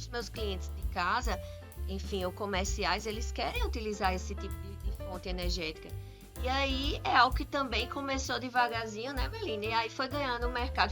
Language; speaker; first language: Portuguese; native; Portuguese